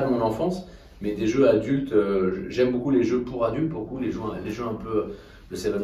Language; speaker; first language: French; native; French